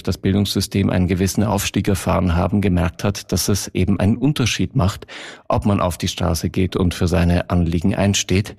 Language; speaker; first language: German; native; German